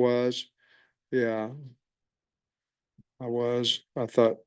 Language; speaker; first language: English; native; English